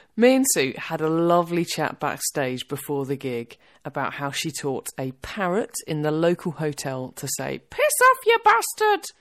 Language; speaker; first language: English; native; English